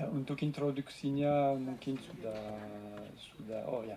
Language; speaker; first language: Indonesian; non-native, fluent; French